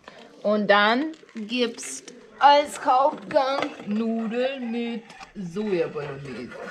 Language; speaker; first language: German; non-native, learner; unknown